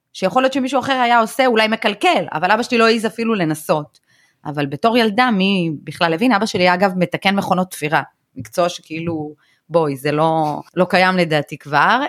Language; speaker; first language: Hebrew; early bilingual, other home language; Russian